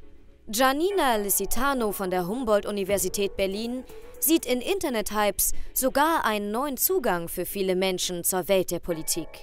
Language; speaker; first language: German; native; German